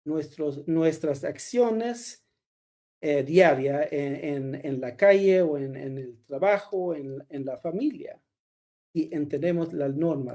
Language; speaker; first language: Spanish; non-native, fluent; Swedish